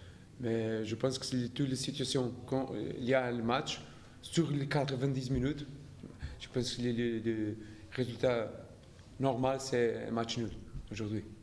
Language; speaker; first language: French; non-native, learner; Portuguese